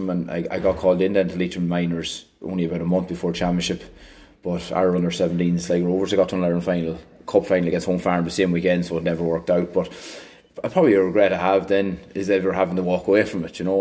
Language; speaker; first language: English; native; English